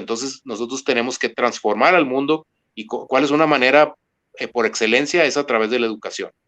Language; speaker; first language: Spanish; native; Spanish